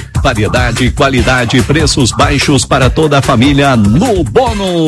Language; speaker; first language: Portuguese; native; Portuguese